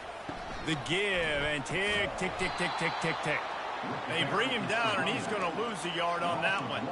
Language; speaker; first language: English; native; English